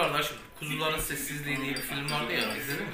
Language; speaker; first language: Turkish; native; Turkish